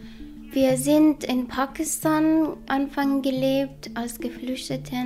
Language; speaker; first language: German; non-native, learner; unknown